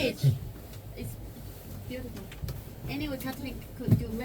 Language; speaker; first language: English; non-native, learner; Chinese